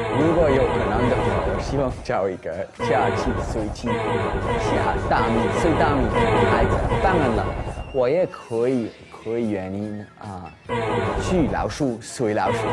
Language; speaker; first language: Chinese; non-native, learner; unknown